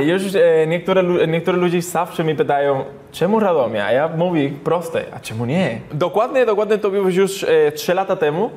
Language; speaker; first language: Polish; non-native, learner; Spanish